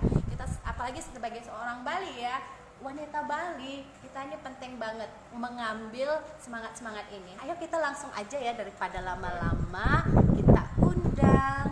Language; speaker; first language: Indonesian; non-native, local second language; Balinese